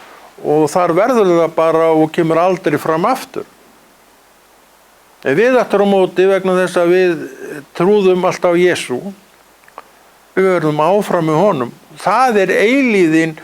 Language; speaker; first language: Icelandic; native; Icelandic